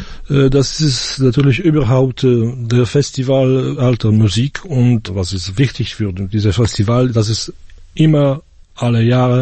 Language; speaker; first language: German; non-native, fluent; Polish